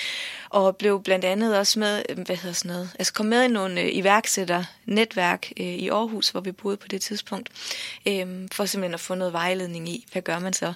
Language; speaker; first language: Danish; native; Danish